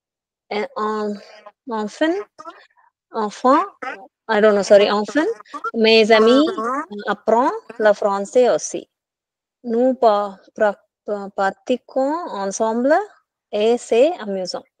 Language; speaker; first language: French; non-native, learner; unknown